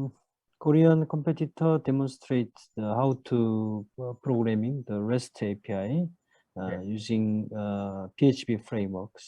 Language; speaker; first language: English; non-native, learner; Korean